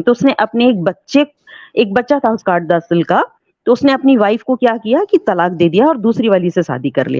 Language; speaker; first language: Hindi; native; Hindi